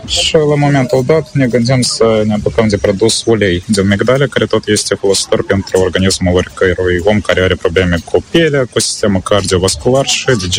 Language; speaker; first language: Romanian; native; Romanian